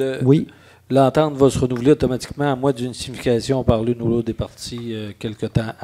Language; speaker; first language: French; native; French